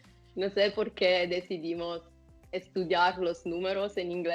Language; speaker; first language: Spanish; non-native, fluent; Italian